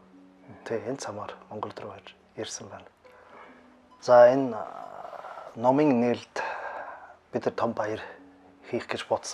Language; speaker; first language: Mongolian; non-native, fluent; German